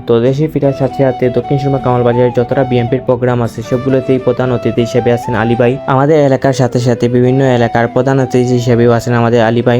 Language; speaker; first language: Bangla; native; Bangla